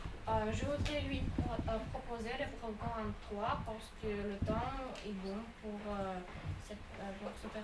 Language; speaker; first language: French; non-native, learner; Russian